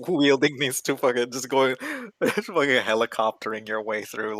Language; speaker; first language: English; native; English